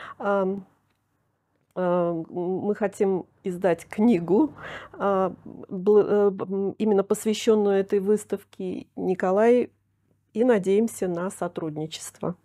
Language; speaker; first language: Russian; native; Russian